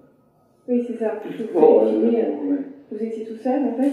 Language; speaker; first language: French; native; French